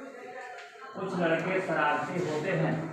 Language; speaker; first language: Hindi; native; Hindi